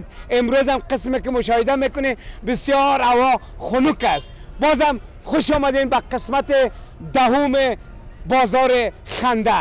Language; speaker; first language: Persian; native; Persian